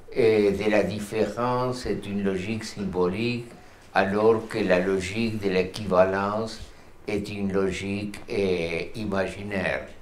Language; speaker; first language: French; non-native, fluent; Spanish